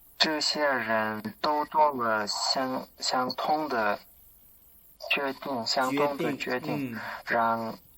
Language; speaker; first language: Chinese; non-native, learner; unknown